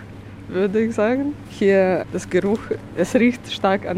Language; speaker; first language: German; non-native, fluent; Russian